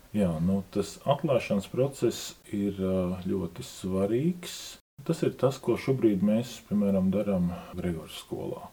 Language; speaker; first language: Latvian; native; Latvian